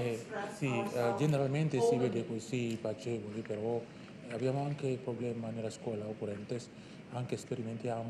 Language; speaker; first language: Italian; non-native, fluent; Indonesian